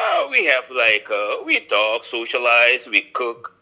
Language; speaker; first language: English; non-native, fluent; Dutch